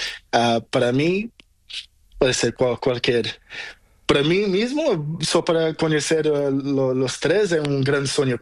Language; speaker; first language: Spanish; non-native, learner; Portuguese